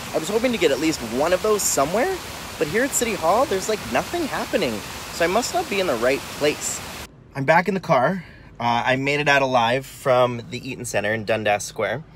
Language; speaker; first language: English; native; English